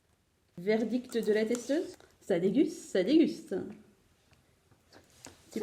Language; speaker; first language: French; native; French